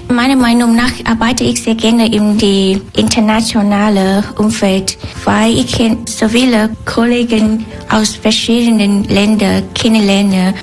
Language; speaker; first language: German; non-native, learner; Vietnamese